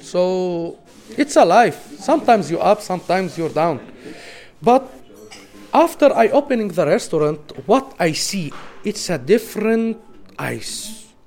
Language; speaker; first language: English; non-native, fluent; Arabic